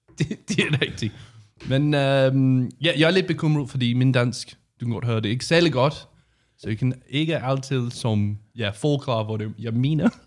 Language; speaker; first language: Danish; non-native, learner; English